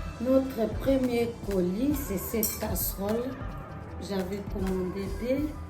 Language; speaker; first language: French; non-native, local second language; Lingala